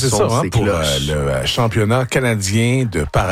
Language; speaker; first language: French; native; French